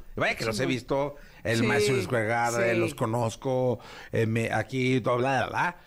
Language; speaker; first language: Spanish; native; Spanish